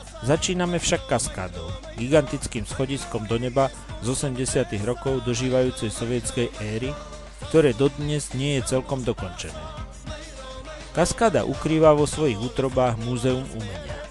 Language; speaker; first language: Slovak; native; Slovak